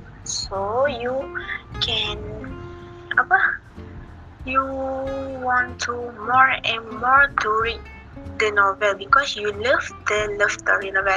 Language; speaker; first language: English; non-native, learner; Malay